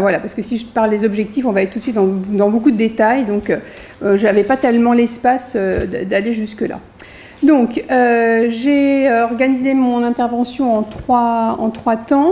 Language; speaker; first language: French; native; French